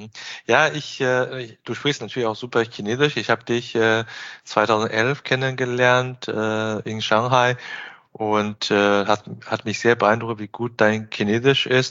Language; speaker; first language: German; non-native, fluent; Chinese